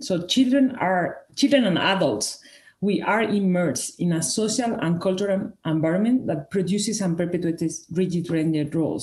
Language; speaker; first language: English; non-native, fluent; Spanish